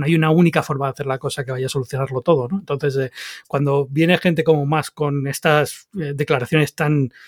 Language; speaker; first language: Spanish; native; Spanish